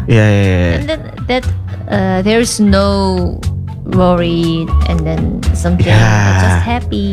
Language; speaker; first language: English; non-native, learner; Korean